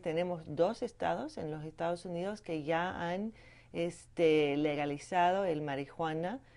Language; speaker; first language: Spanish; non-native, fluent; English